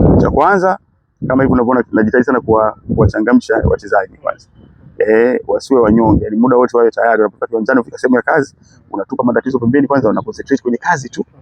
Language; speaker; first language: Swahili; native; Swahili